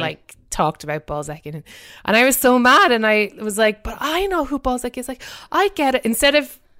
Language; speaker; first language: English; native; English